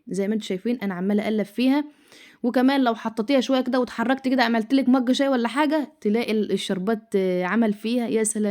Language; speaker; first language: Arabic; native; Arabic